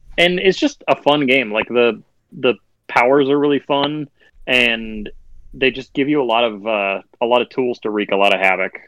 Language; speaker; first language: English; native; English